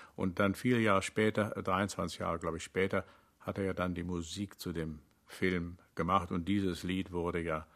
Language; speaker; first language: German; native; German